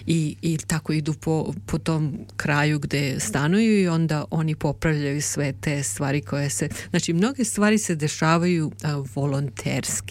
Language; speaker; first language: Serbian; native; Serbian